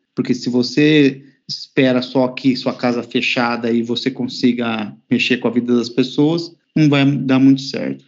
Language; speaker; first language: Portuguese; native; Portuguese